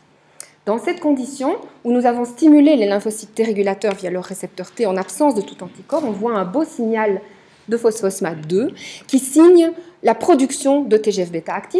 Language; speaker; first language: French; native; French